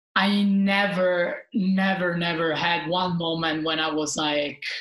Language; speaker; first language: English; non-native, fluent; Italian